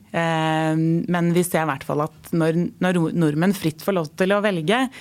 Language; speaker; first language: Norwegian; native; Norwegian